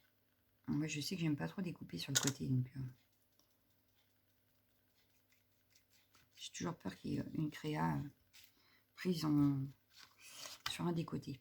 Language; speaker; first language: French; native; French